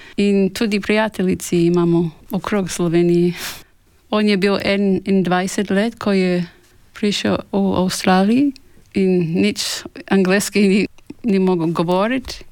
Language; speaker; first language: Slovenian; early bilingual, heritage; Slovenian